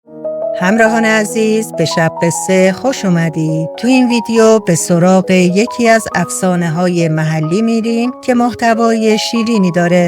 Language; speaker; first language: Persian; native; Persian